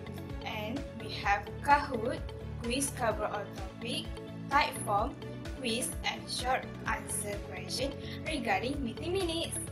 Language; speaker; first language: English; non-native, learner; Malay